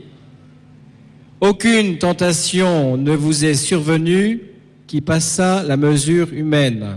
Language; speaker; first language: French; native; French